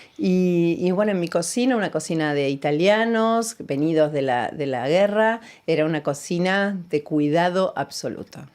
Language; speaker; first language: Spanish; native; Spanish